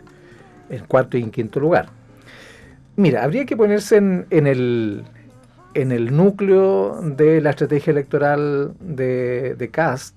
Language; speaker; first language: Spanish; native; Spanish